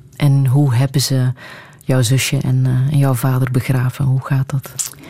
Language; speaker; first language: Dutch; native; Dutch